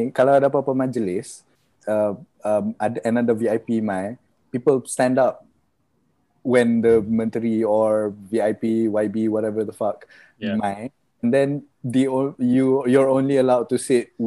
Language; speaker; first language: English; non-native, local second language; Malay